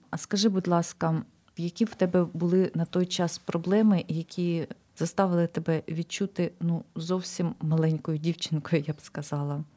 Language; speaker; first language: Ukrainian; native; Ukrainian